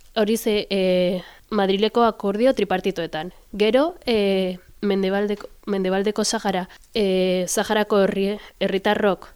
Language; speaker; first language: Basque; non-native, fluent; Arabic